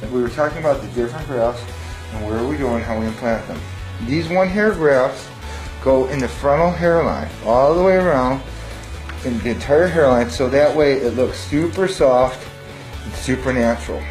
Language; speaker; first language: English; native; English